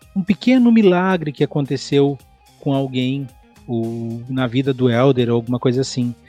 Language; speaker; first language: Portuguese; native; Portuguese